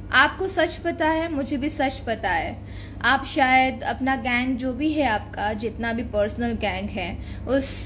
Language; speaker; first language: Hindi; non-native, local second language; Gujarati